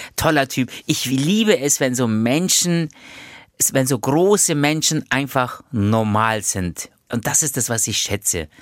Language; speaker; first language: German; early bilingual, other home language; Turkish